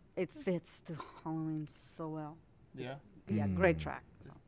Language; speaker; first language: English; non-native, fluent; Russian